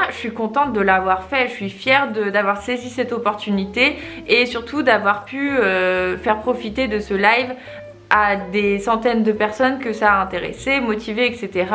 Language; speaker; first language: French; native; French